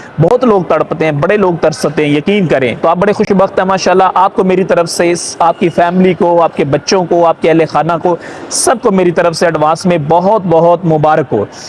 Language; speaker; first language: Urdu; non-native, local second language; Punjabi